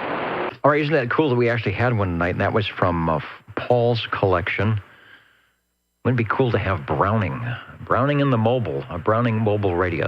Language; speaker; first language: English; native; English